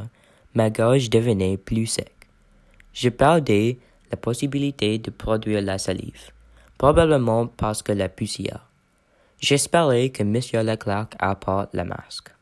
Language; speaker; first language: French; non-native, learner; English